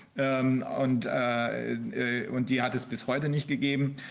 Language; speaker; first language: German; native; German